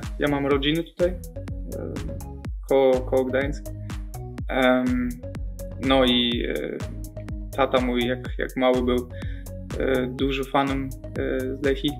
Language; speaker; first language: Polish; early bilingual, heritage; German